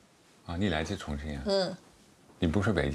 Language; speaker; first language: Chinese; non-native, fluent; Dutch